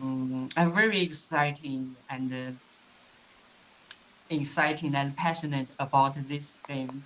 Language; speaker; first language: English; non-native, learner; Chinese